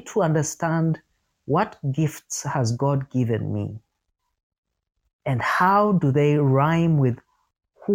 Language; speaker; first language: English; non-native, local second language; Ganda